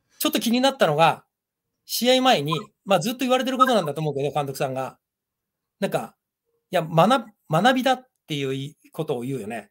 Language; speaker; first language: Japanese; native; Japanese